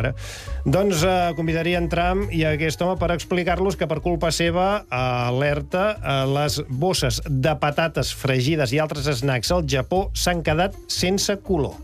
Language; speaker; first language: Catalan; native; Catalan